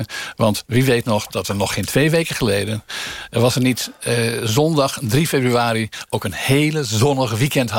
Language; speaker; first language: Dutch; native; Dutch